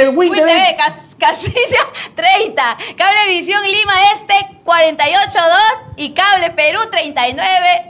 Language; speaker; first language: Spanish; native; Spanish